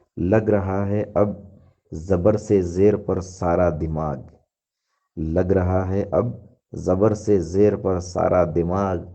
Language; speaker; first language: Urdu; native; Urdu